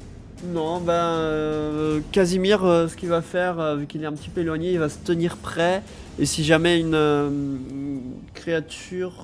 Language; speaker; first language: French; native; French